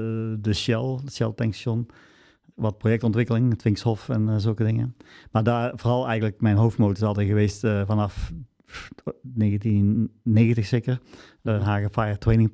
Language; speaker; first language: Dutch; native; Dutch